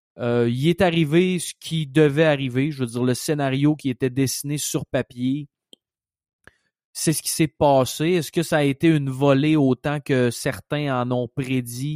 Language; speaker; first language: French; native; French